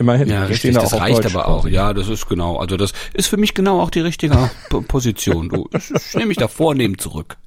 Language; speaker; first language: German; native; German